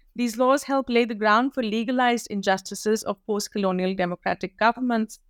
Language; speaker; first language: English; non-native, local second language; Hindi